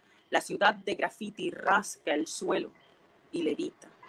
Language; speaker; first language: Spanish; native; Spanish